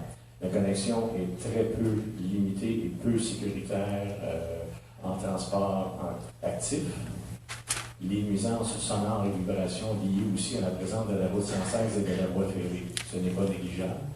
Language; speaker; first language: French; native; French